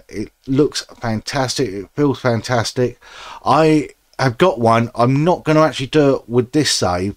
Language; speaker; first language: English; native; English